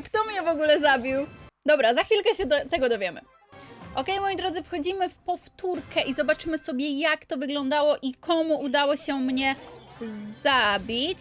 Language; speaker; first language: Polish; native; Polish